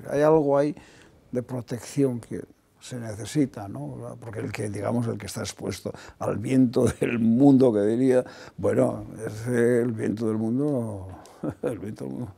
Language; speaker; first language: Spanish; non-native, local second language; Basque